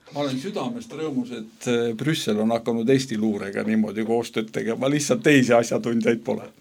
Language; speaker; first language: Estonian; native; Estonian